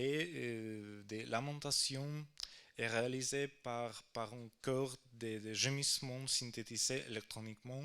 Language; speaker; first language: French; non-native, fluent; Ukrainian